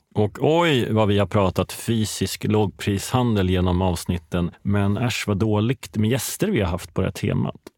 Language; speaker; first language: Swedish; native; Swedish